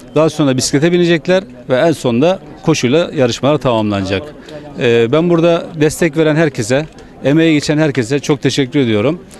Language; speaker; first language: Turkish; native; Turkish